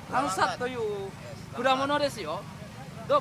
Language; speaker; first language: Japanese; non-native, learner; Indonesian